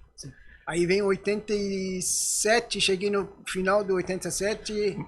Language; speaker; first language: Portuguese; non-native, fluent; Persian